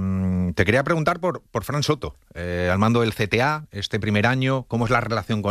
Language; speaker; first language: Spanish; native; Spanish